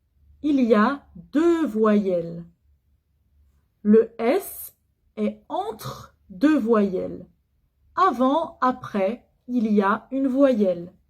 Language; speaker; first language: French; non-native, fluent; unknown